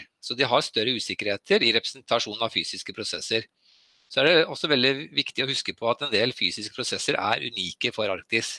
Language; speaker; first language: Norwegian; native; Norwegian